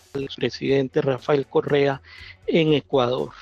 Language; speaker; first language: Spanish; native; Spanish